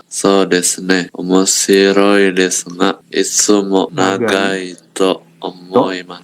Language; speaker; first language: Japanese; non-native, learner; Indonesian